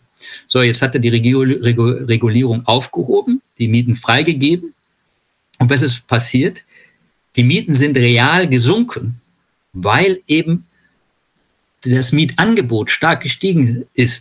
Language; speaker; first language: German; native; German